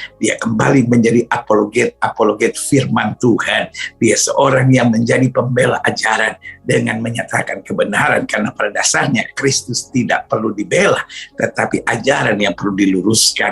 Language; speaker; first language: Indonesian; native; Indonesian